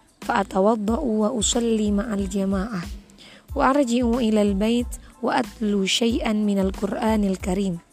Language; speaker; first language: Arabic; non-native, learner; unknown